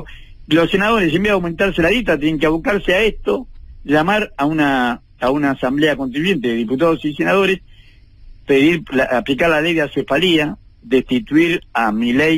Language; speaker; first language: Spanish; native; Spanish